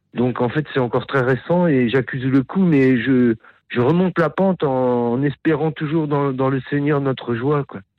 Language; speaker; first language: French; native; French